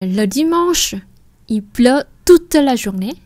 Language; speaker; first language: French; non-native, fluent; Vietnamese